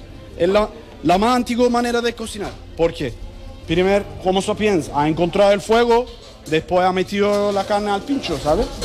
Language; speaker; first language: Spanish; non-native, learner; Turkish